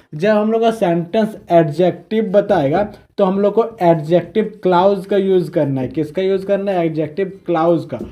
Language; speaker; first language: Hindi; native; Hindi